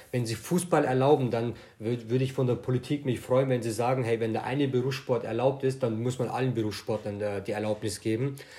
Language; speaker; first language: German; native; German